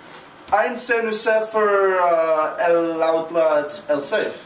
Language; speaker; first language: Arabic; non-native, learner; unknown